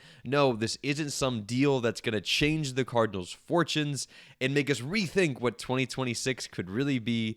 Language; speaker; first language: English; native; English